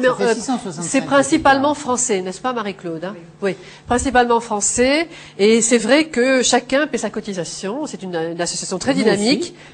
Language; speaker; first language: French; native; French